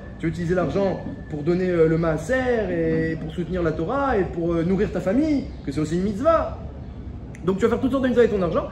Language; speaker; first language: French; native; French